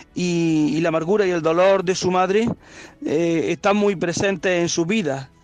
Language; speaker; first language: Spanish; native; Spanish